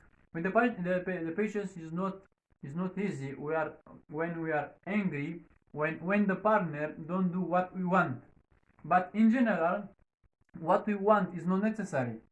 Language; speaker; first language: English; non-native, learner; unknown